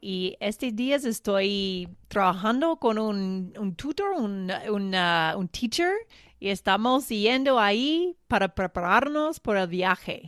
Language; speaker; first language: Spanish; non-native, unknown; English